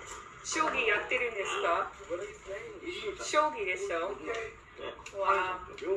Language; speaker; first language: Japanese; non-native, learner; English